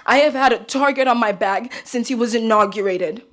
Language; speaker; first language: English; early bilingual, other home language; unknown